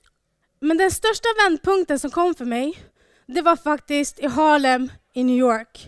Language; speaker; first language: Swedish; early bilingual, other home language; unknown